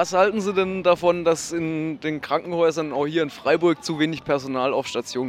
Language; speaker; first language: German; native; German